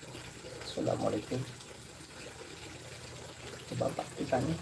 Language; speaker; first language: Indonesian; non-native, local second language; Sundanese